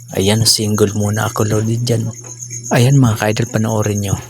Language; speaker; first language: Filipino; non-native, local second language; Bikol